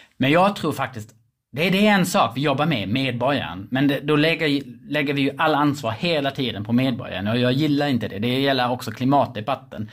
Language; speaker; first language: Swedish; non-native, fluent; German